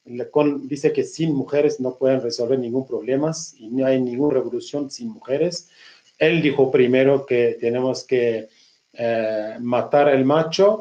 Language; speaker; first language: Spanish; non-native, fluent; Kurdish